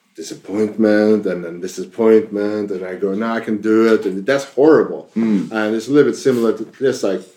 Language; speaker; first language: English; non-native, fluent; Swedish